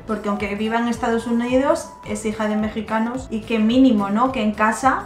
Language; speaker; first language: Spanish; native; Spanish